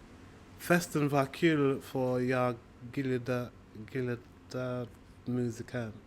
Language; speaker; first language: Swedish; non-native, learner; English